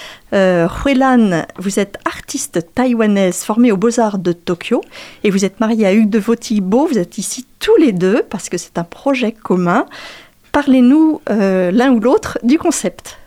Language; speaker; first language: French; native; French